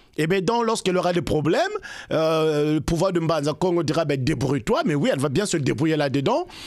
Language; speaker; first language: French; non-native, local second language; Kongo